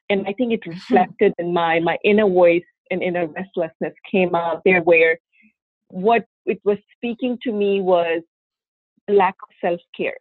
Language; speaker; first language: English; non-native, local second language; Hindi